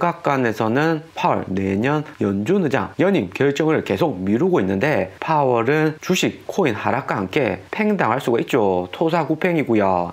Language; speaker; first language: Korean; native; Korean